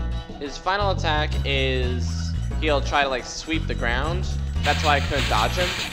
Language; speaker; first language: English; native; English